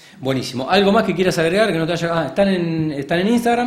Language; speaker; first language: Spanish; native; Spanish